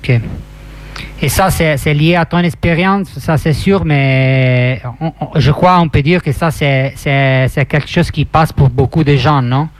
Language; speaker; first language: French; non-native, fluent; Italian